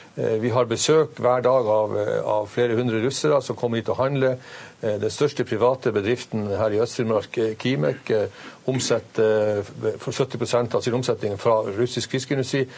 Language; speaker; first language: Norwegian; native; Norwegian